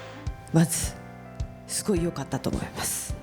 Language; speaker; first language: Japanese; native; Japanese